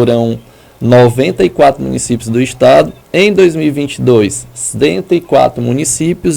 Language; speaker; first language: Portuguese; native; Portuguese